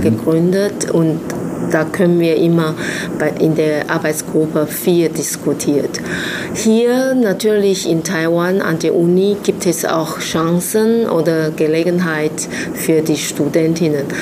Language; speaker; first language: German; non-native, fluent; Chinese